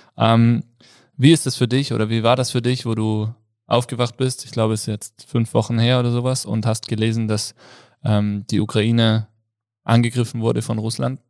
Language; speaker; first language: German; native; German